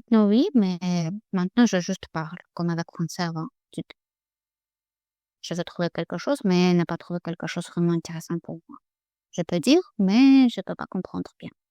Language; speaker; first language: French; non-native, learner; Russian